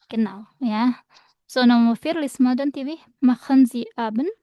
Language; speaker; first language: German; non-native, fluent; Indonesian